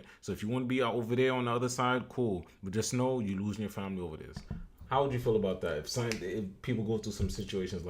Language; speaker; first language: English; native; English